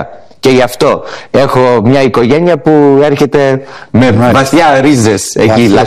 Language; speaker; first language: Greek; early bilingual, heritage; English